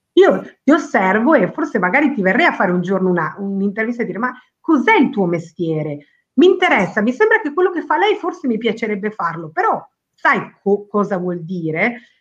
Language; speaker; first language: Italian; early bilingual, other home language; Spanish